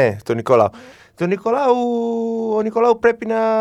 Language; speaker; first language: Greek; non-native, learner; Italian